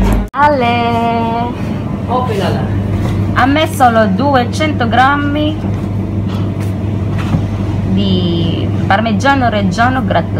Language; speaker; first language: Italian; non-native, learner; Filipino